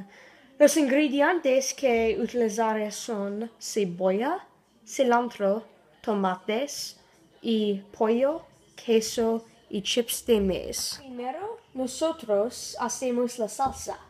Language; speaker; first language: Spanish; non-native, learner; English